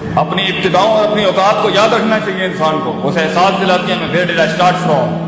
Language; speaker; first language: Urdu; non-native, local second language; Punjabi